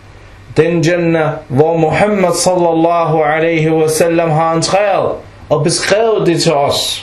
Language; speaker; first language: Danish; early bilingual, other home language; Arabic